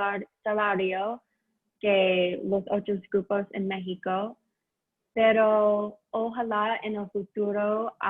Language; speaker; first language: Spanish; non-native, learner; English